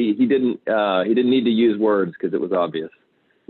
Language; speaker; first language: English; native; English